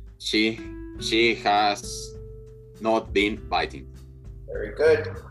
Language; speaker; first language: English; non-native, learner; Spanish